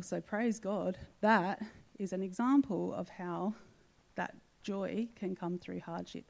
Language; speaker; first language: English; native; English